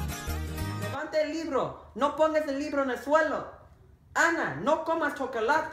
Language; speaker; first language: Spanish; non-native, learner; English